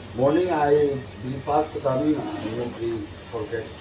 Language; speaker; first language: English; non-native, learner; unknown